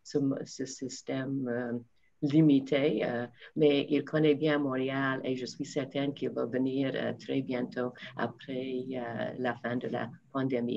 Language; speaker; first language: French; non-native, fluent; English